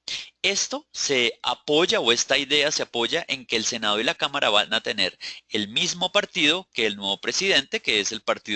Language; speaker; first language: Spanish; native; Spanish